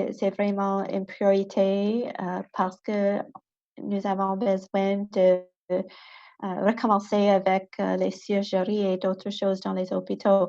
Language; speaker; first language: French; non-native, local second language; English